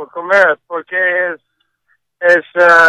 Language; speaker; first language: Spanish; non-native, learner; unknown